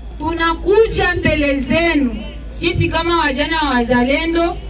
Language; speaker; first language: Swahili; native; Swahili